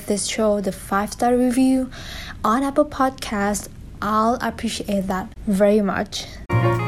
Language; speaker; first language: English; non-native, fluent; Thai